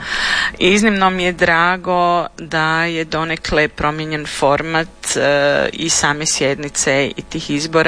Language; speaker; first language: Serbian; native; Serbian